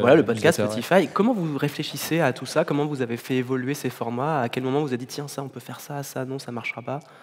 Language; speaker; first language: French; native; French